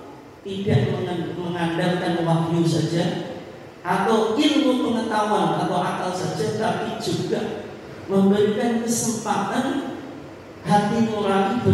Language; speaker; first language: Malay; non-native, local second language; Javanese